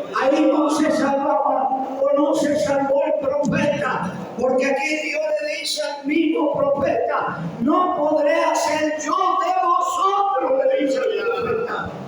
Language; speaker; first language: Spanish; native; Spanish